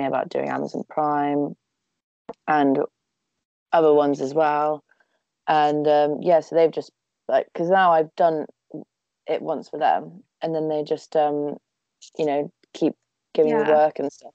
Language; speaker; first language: English; native; English